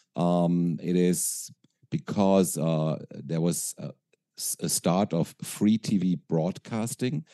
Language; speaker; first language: English; non-native, fluent; German